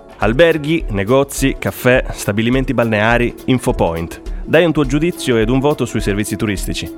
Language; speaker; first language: Italian; native; Italian